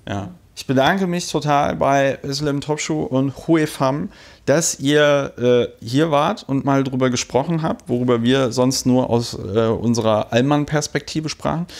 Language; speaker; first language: German; native; German